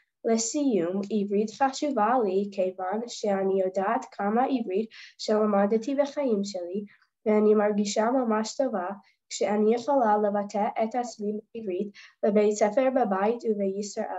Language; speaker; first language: Hebrew; non-native, learner; English